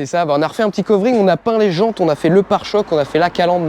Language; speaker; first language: French; native; French